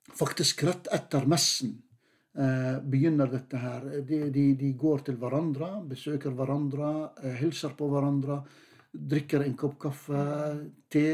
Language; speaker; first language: Norwegian; non-native, fluent; Arabic